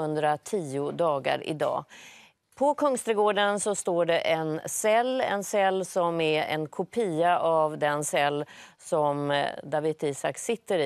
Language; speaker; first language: Swedish; native; Swedish